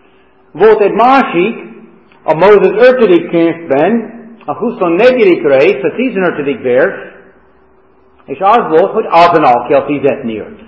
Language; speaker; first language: Hungarian; non-native, fluent; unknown